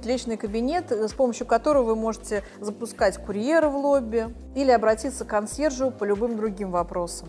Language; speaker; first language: Russian; native; Russian